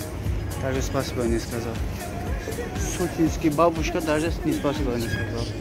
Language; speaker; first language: Russian; non-native, learner; Azerbaijani